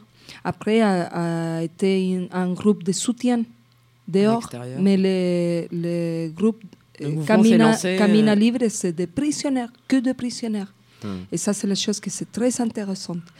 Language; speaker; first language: French; non-native, fluent; Spanish